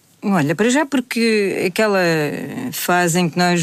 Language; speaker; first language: Portuguese; native; Portuguese